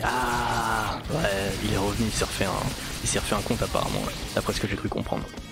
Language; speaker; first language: French; native; French